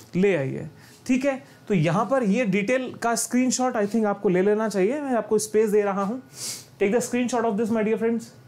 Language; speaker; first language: Hindi; native; Hindi